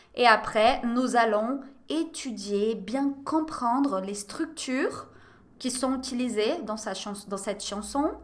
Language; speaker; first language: French; non-native, fluent; Portuguese